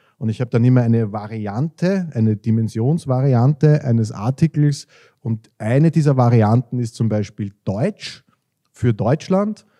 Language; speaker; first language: German; native; German